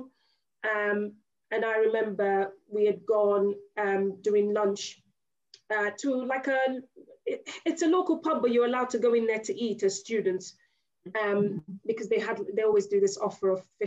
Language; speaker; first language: English; non-native, local second language; Yoruba